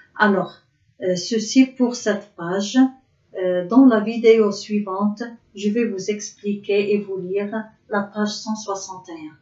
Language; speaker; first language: French; non-native, local second language; Arabic